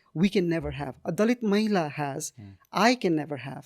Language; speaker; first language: English; non-native, local second language; Nepali